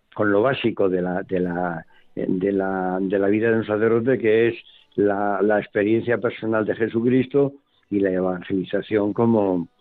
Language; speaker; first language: Spanish; native; Spanish